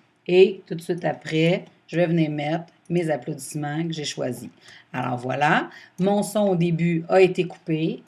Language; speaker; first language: French; native; French